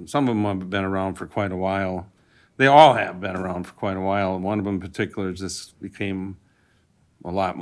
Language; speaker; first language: English; native; English